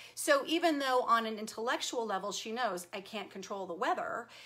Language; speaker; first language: English; native; English